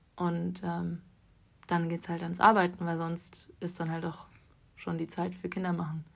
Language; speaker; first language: German; native; German